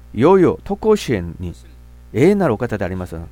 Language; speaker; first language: Japanese; non-native, fluent; Korean